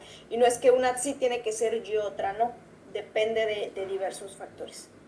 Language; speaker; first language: Spanish; native; Spanish